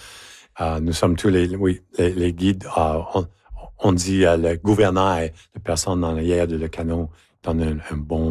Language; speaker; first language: French; native; French